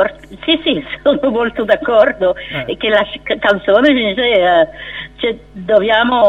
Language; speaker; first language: Italian; non-native, fluent; French